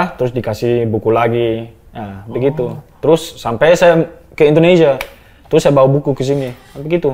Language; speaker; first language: Indonesian; non-native, fluent; Dutch